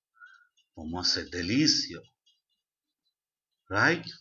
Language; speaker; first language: French; non-native, fluent; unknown